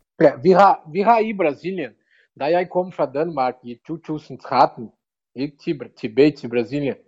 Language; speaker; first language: Danish; non-native, learner; Portuguese